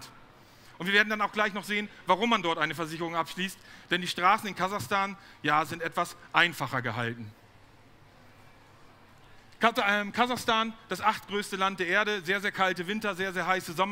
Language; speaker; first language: German; native; German